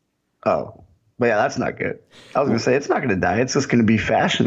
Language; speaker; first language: English; native; English